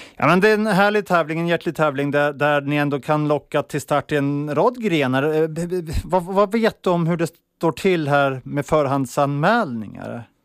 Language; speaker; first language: Swedish; native; Swedish